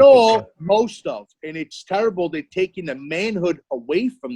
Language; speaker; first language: English; native; English